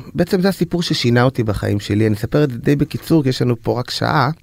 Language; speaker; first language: Hebrew; native; Hebrew